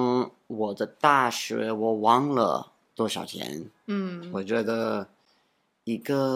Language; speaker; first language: Chinese; non-native, learner; English